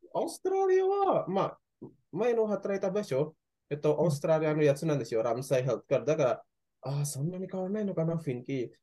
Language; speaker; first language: Japanese; non-native, fluent; Indonesian